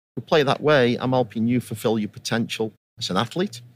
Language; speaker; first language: English; native; English